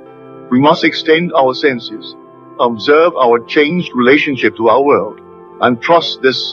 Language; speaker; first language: English; native; English